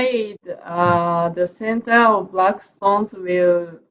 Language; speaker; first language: English; non-native, learner; Japanese